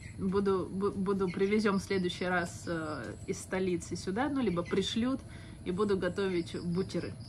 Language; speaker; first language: Russian; native; Russian